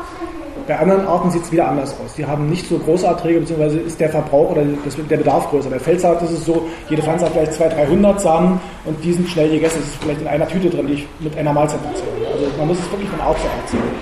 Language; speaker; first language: German; native; German